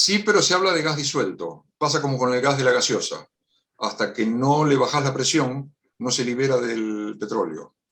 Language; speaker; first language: Spanish; native; Spanish